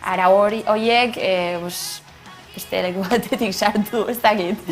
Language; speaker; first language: Basque; non-native, local second language; Spanish